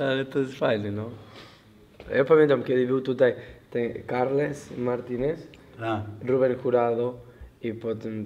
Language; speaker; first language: Polish; non-native, learner; Catalan